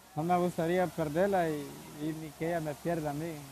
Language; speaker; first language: Spanish; native; Spanish